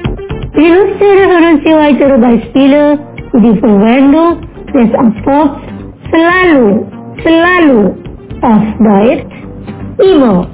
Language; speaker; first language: German; non-native, fluent; Indonesian